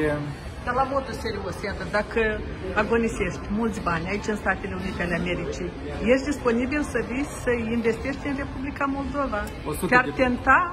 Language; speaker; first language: Romanian; native; Romanian